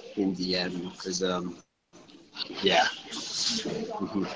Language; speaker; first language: English; non-native, local second language; Malay